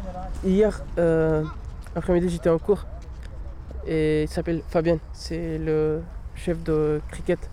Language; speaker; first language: French; non-native, learner; Pashto